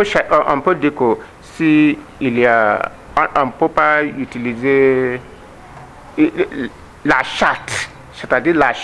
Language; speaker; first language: French; non-native, learner; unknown